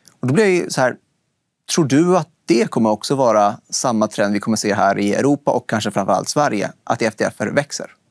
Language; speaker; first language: Swedish; native; Swedish